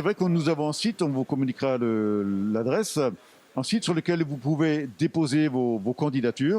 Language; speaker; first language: French; native; French